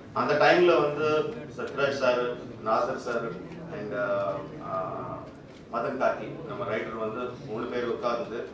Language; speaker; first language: Tamil; non-native, local second language; Telugu